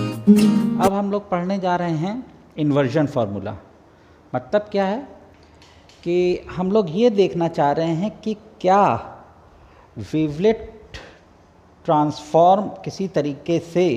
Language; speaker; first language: Hindi; native; Hindi